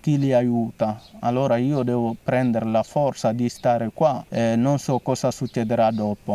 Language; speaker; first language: Italian; non-native, fluent; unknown